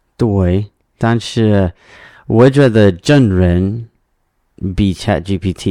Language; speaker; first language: Chinese; non-native, learner; English